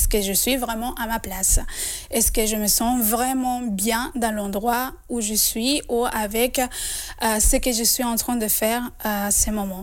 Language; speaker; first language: French; non-native, fluent; Spanish